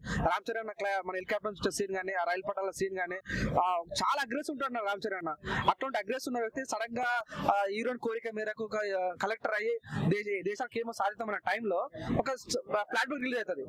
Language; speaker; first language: Telugu; native; Telugu